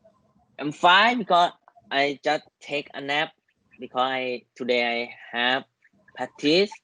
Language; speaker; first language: English; non-native, learner; Thai